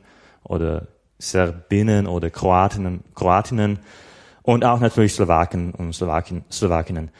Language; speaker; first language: German; non-native, fluent; Slovak